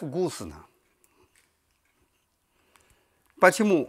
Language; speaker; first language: Russian; non-native, learner; Chinese